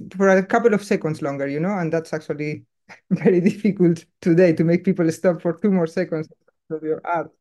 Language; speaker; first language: English; non-native, fluent; Spanish